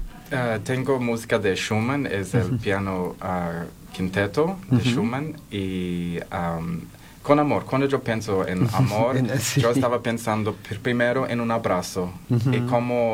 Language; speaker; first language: Spanish; non-native, learner; English